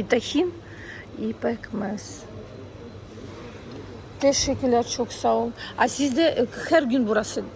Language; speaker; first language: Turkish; non-native, fluent; Ukrainian